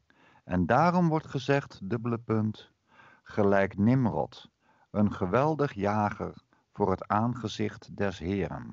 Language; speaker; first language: Dutch; native; Dutch